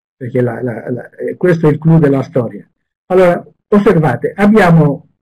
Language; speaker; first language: Italian; non-native, fluent; Greek